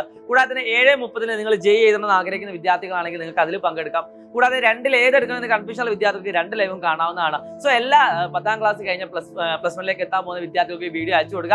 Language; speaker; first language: Malayalam; native; Malayalam